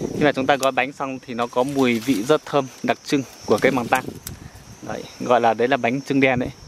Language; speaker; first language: Vietnamese; non-native, local second language; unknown